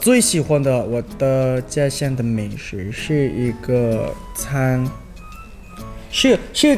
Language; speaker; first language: Chinese; non-native, learner; Thai